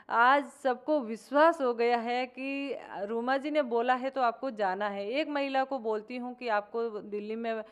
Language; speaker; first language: Hindi; native; Hindi